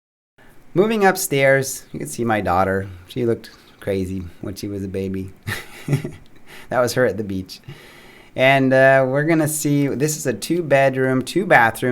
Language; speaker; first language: English; native; English